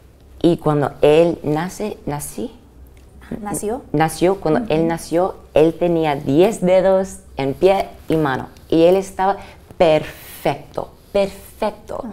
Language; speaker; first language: Spanish; early bilingual, heritage; English